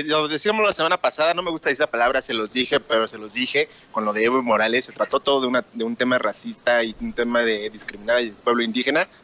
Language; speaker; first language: Spanish; native; Spanish